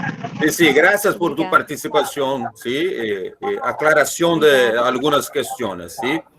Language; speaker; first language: Spanish; non-native, learner; Portuguese